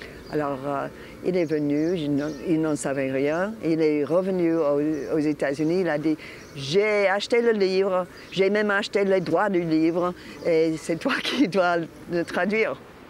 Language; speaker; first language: French; non-native, fluent; English